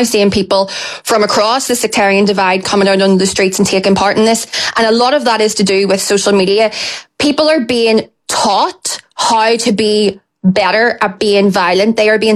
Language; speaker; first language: English; native; English